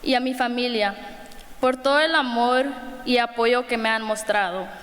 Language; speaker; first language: Spanish; early bilingual, other home language; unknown